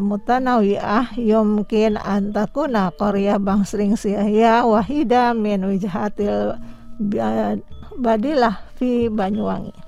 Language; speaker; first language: Arabic; non-native, fluent; Indonesian